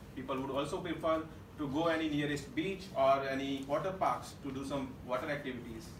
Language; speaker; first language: English; non-native, local second language; Gujarati